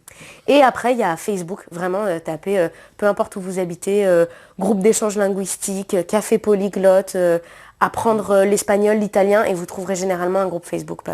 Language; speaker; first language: French; native; French